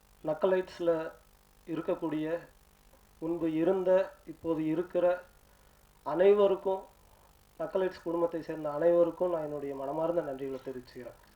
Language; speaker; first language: Tamil; native; Tamil